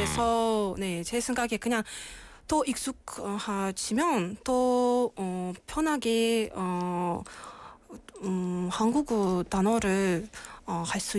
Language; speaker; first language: Korean; non-native, learner; Russian